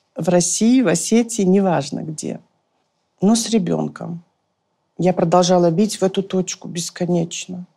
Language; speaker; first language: Russian; native; Russian